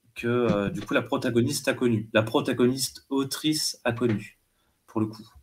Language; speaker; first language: French; native; French